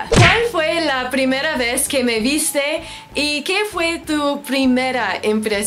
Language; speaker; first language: Spanish; non-native, learner; English